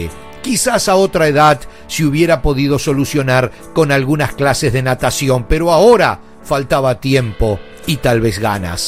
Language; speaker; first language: Spanish; native; Spanish